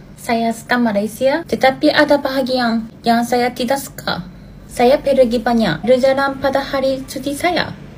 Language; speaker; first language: Malay; non-native, learner; Japanese